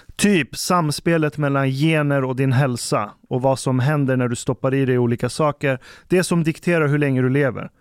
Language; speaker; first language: Swedish; early bilingual, other home language; Persian